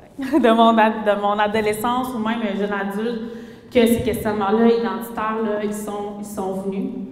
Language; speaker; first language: French; early bilingual, other home language; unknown